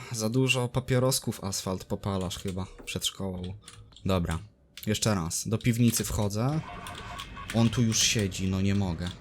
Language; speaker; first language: Polish; native; Polish